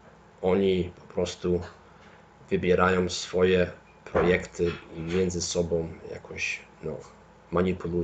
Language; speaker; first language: Polish; early bilingual, heritage; Polish